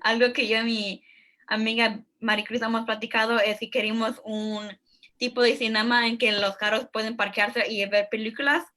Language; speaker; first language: Spanish; early bilingual, heritage; Spanish